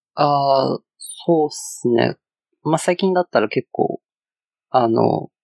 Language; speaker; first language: Japanese; non-native, fluent; Chinese